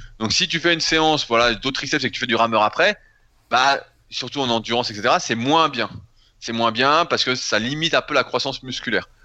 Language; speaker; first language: French; native; French